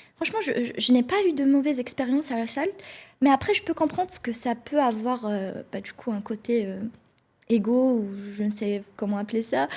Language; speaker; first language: French; non-native, local second language; Arabic